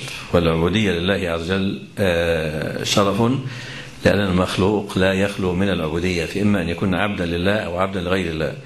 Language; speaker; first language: Arabic; native; Arabic